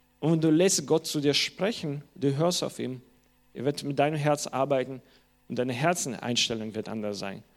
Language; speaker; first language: German; non-native, fluent; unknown